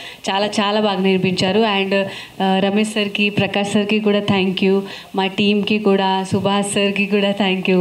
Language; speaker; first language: Telugu; non-native, fluent; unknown